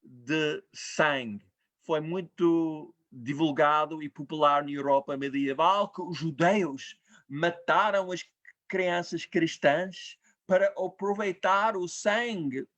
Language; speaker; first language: Portuguese; non-native, fluent; English